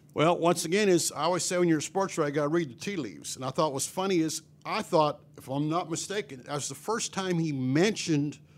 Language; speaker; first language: English; native; English